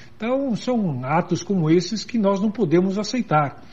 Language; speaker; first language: Portuguese; native; Portuguese